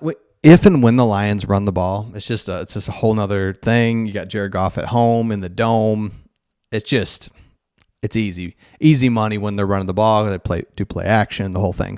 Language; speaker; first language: English; native; English